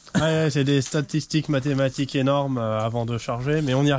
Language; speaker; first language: French; native; French